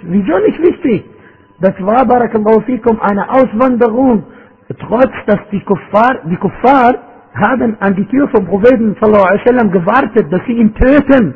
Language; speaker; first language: German; non-native, fluent; Arabic